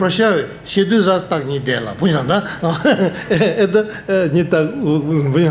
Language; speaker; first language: Russian; non-native, learner; Tibetan